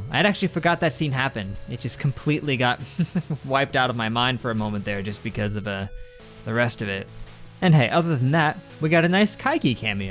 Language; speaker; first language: English; native; English